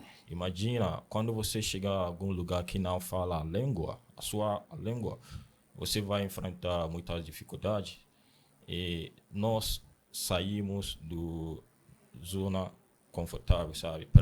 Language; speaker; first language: Portuguese; non-native, learner; Akan